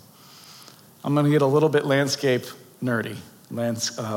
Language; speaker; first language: English; native; English